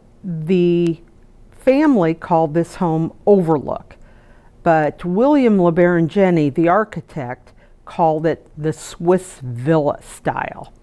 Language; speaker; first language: English; native; English